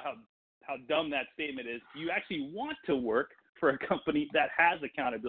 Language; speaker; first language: English; non-native, fluent; Portuguese